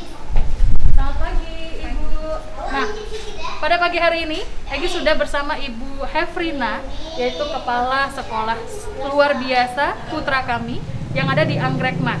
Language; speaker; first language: Indonesian; native; Indonesian